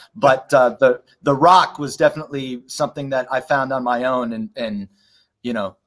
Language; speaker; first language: English; native; English